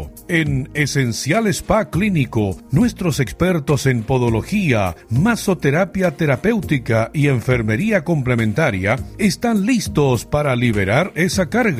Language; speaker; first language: Spanish; native; Spanish